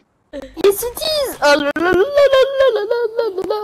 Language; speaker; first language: English; non-native, learner; French